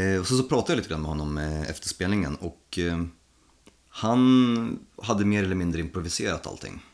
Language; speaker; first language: Swedish; non-native, fluent; Polish